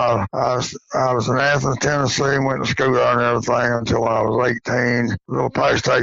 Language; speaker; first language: English; native; English